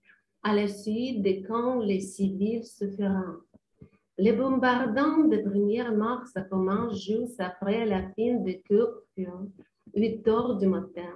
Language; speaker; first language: French; non-native, learner; Ukrainian